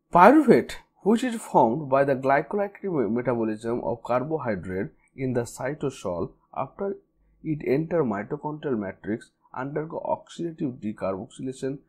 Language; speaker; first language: English; non-native, local second language; Bangla